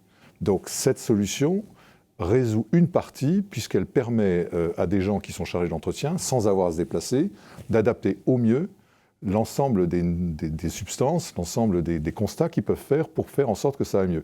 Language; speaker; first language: French; native; French